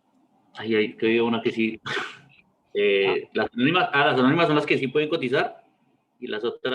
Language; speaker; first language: Spanish; native; Spanish